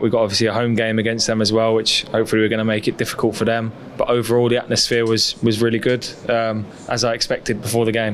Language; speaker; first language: English; native; English